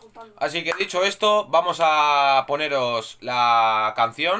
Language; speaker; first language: Spanish; native; Spanish